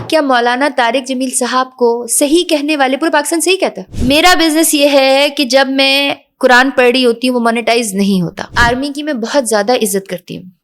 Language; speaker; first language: Urdu; native; Urdu